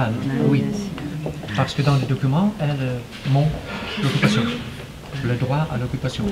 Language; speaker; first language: French; non-native, learner; Ukrainian